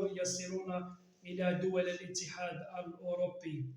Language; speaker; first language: Arabic; native; Arabic